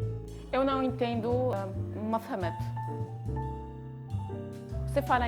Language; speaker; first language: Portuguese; early bilingual, heritage; Portuguese